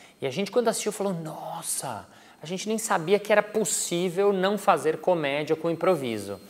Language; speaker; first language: Portuguese; native; Portuguese